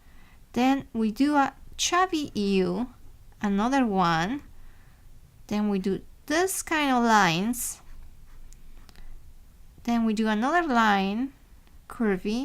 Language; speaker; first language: English; non-native, fluent; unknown